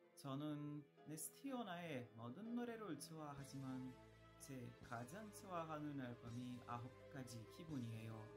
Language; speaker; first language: Korean; non-native, learner; Portuguese